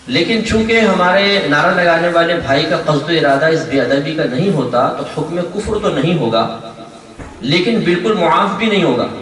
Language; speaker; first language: Urdu; native; Urdu